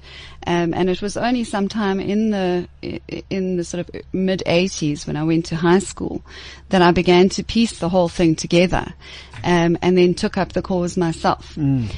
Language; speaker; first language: English; native; English